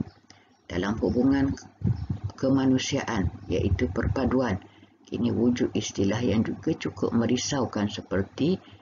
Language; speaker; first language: Malay; native; Malay